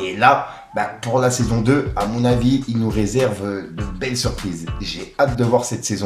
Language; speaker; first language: French; native; French